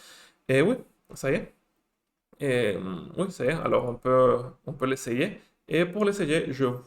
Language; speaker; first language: French; non-native, fluent; Spanish